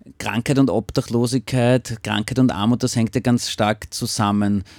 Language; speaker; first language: German; native; German